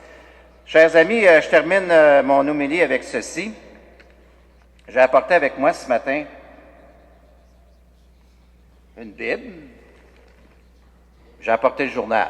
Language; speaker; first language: French; native; French